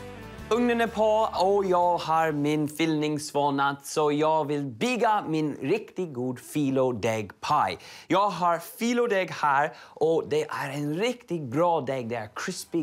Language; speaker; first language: Swedish; non-native, learner; English